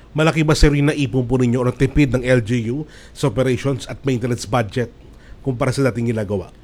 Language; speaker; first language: Filipino; native; Filipino